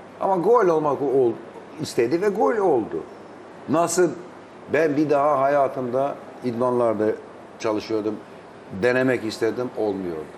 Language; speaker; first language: Turkish; non-native, fluent; Albanian